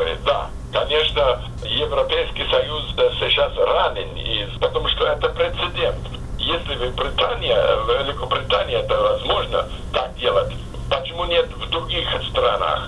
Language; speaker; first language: Russian; non-native, fluent; English